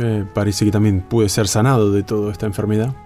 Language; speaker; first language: Spanish; native; Spanish